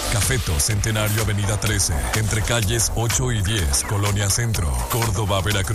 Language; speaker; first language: Spanish; native; Spanish